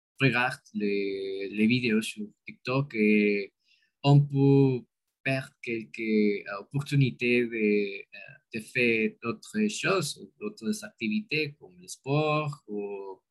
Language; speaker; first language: French; non-native, learner; Spanish